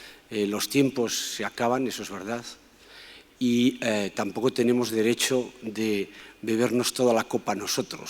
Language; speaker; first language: Spanish; native; Spanish